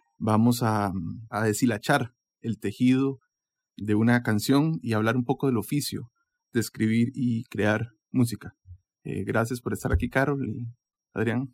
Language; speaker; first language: Spanish; native; Spanish